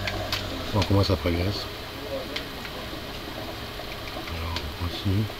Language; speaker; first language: French; native; French